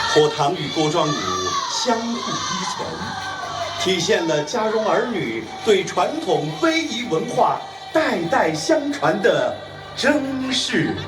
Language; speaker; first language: Chinese; native; Chinese